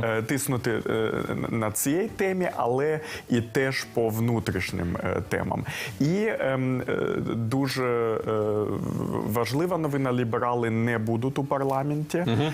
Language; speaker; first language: Ukrainian; non-native, local second language; Russian